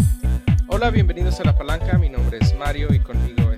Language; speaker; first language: Spanish; native; Spanish